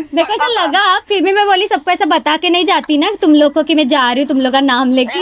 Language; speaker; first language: Hindi; non-native, local second language; Marathi